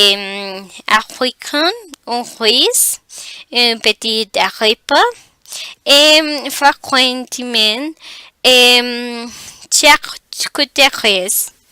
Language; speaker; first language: French; non-native, learner; Spanish